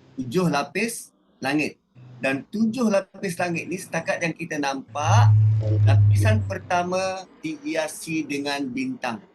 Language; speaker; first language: Malay; native; Malay